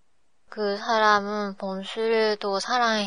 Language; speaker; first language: Korean; non-native, learner; Japanese